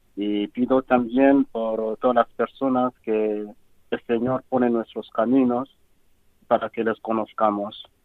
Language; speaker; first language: Spanish; non-native, fluent; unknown